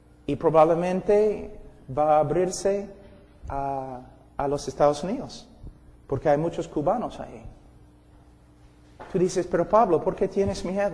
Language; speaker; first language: Spanish; non-native, fluent; English